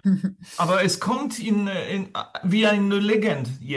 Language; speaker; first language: German; non-native, fluent; French